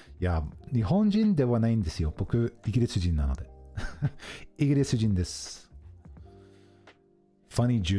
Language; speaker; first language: Japanese; non-native, fluent; English